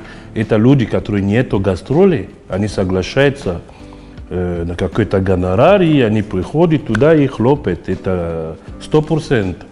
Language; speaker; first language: Russian; non-native, fluent; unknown